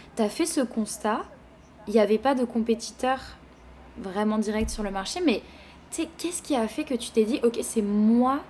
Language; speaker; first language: French; native; French